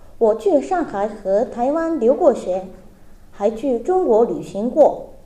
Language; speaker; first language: Chinese; non-native, learner; Japanese